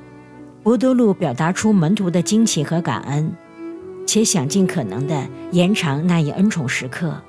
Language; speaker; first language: Chinese; native; Chinese